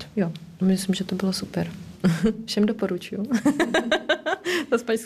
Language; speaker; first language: Czech; early bilingual, heritage; Czech